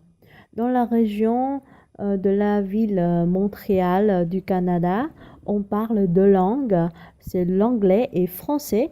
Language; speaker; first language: French; non-native, learner; Vietnamese